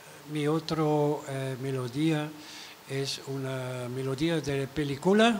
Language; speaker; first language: Spanish; non-native, learner; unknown